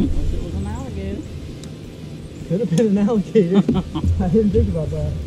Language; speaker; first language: English; native; English